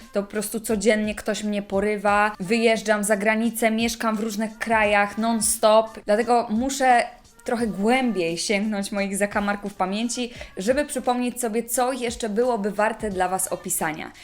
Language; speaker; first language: Polish; native; Polish